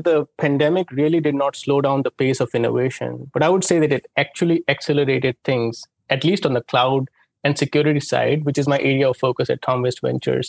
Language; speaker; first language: English; non-native, local second language; Hindi